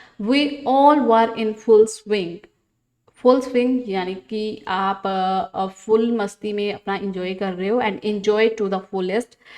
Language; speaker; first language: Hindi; non-native, local second language; Punjabi